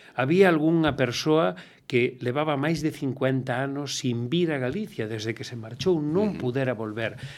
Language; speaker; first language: Galician; non-native, local second language; Spanish